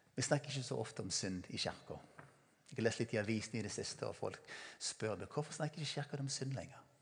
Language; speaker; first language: Norwegian; non-native, fluent; English